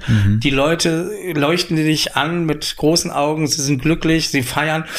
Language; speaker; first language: German; native; German